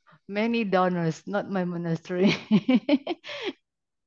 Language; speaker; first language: English; non-native, learner; Indonesian